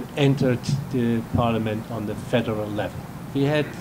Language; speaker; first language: English; non-native, fluent; German